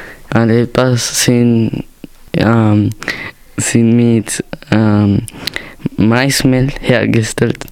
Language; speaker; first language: German; non-native, learner; Spanish